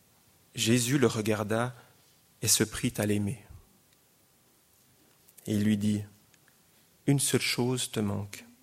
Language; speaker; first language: French; native; French